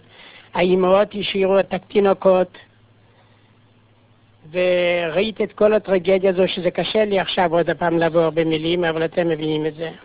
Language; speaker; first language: Hebrew; non-native, fluent; Yiddish